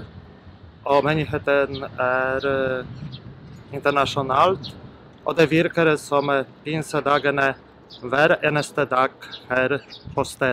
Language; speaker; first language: Norwegian; non-native, fluent; Polish